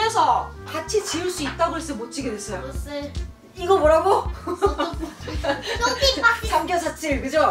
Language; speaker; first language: Korean; native; Korean